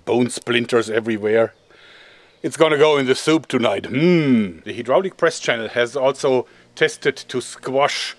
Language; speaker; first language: English; non-native, fluent; German